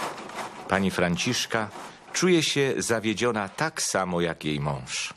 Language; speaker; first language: Polish; native; Polish